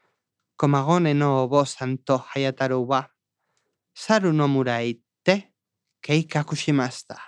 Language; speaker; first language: Japanese; non-native, learner; Spanish